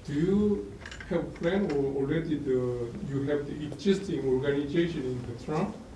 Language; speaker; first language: English; non-native, learner; Korean